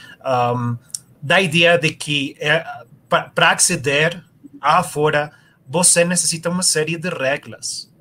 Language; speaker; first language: Portuguese; non-native, learner; Spanish